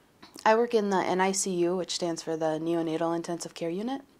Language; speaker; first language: English; native; English